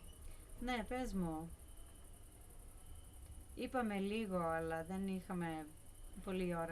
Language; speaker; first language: Greek; early bilingual, heritage; English